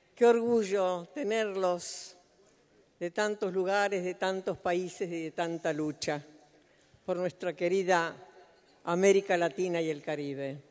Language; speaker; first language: Spanish; native; Spanish